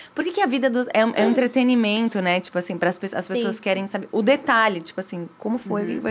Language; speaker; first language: Portuguese; native; Portuguese